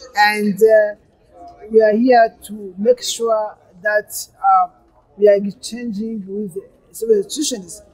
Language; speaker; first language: English; non-native, local second language; Kinyarwanda